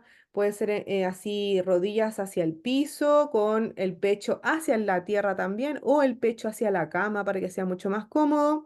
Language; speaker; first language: Spanish; native; Spanish